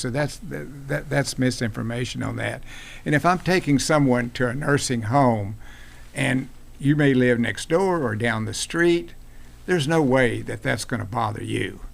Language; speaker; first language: English; native; English